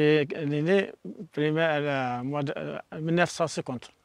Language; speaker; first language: French; non-native, learner; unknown